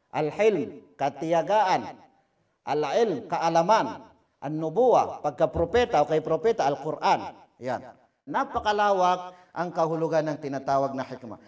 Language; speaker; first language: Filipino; non-native, local second language; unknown